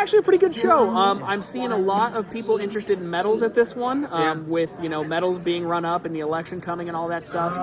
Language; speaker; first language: English; native; English